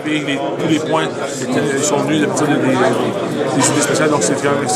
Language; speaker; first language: French; native; French